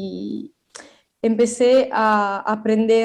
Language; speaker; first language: Spanish; non-native, fluent; Italian